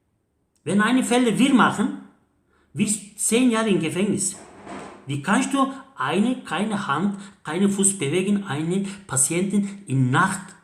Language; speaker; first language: German; non-native, learner; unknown